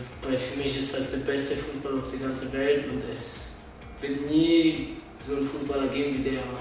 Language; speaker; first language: German; non-native, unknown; Polish